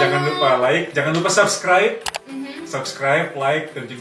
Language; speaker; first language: Indonesian; native; Indonesian